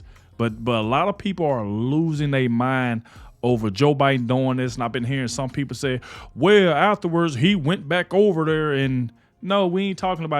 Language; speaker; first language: English; native; English